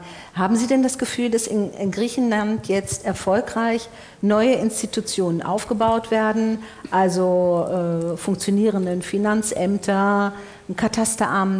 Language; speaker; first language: German; native; German